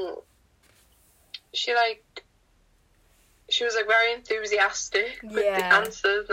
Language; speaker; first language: English; native; English